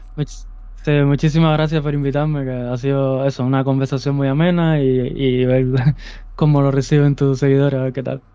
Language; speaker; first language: Spanish; native; Spanish